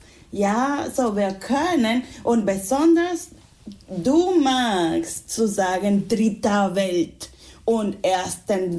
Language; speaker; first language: German; non-native, fluent; Spanish